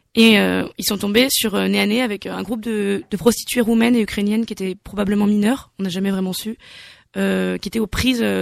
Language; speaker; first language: French; native; French